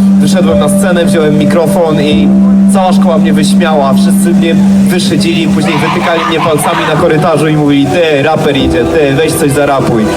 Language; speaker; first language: Polish; native; Polish